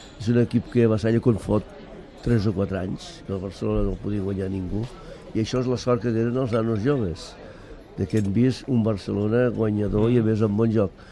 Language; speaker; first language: Catalan; native; Catalan